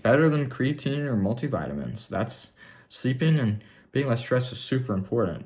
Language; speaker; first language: English; native; English